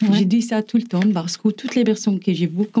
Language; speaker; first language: French; non-native, learner; Arabic